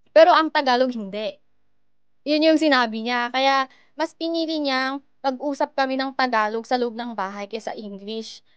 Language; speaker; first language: Filipino; early bilingual, heritage; Korean